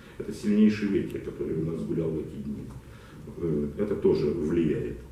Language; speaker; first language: Russian; non-native, local second language; Ukrainian